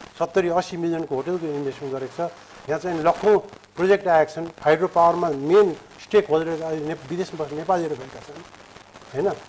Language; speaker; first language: Nepali; native; Nepali